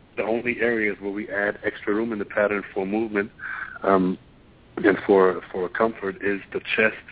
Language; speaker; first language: English; non-native, fluent; German